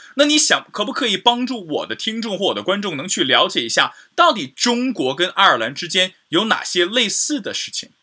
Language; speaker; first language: Chinese; native; Chinese